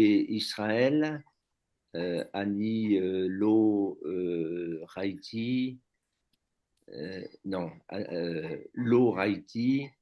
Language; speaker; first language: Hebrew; non-native, learner; French